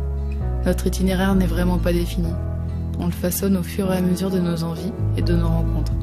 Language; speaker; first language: French; native; French